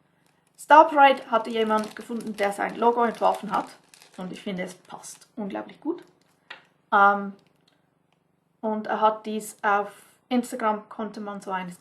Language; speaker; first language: German; non-native, fluent; English